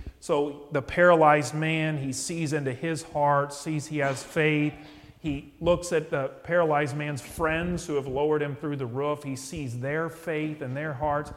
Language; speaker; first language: English; native; English